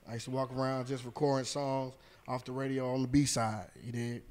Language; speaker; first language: English; native; English